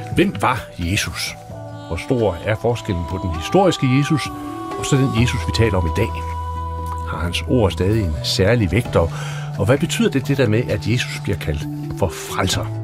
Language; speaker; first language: Danish; native; Danish